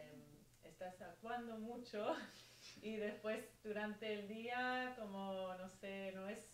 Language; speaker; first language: Spanish; early bilingual, heritage; Spanish